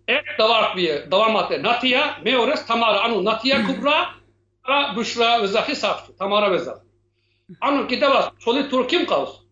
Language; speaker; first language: Georgian; non-native, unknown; Turkish